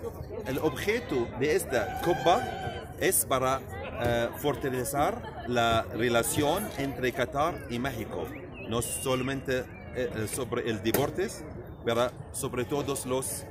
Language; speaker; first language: Spanish; non-native, learner; Arabic